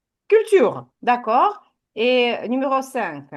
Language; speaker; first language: French; non-native, fluent; Ukrainian